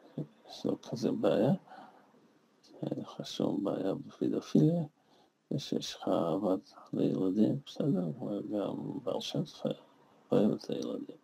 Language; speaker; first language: Hebrew; non-native, fluent; Russian